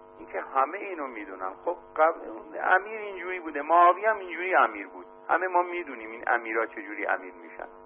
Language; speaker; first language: Persian; non-native, local second language; Kurdish